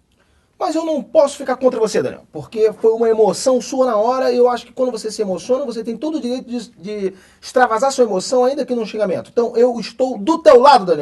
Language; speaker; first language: Portuguese; native; Portuguese